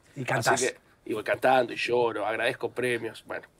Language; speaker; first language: Spanish; native; Spanish